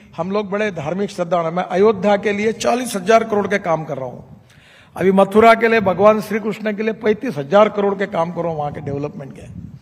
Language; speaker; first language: Hindi; non-native, local second language; Marathi